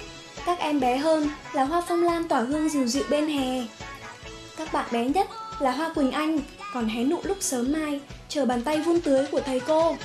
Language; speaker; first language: Vietnamese; native; Vietnamese